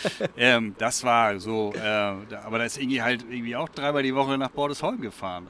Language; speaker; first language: German; native; German